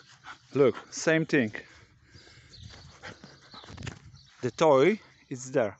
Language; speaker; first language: English; non-native, learner; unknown